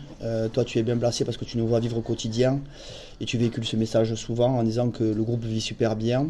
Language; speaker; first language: French; native; French